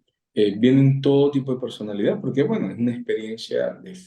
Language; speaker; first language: Spanish; native; Spanish